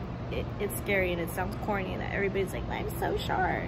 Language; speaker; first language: English; early bilingual, other home language; Spanish